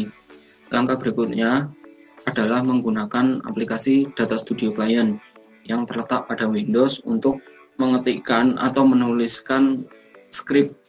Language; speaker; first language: Indonesian; native; Indonesian